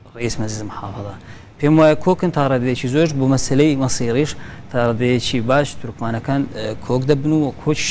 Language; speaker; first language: Central Kurdish; non-native, local second language; Azerbaijani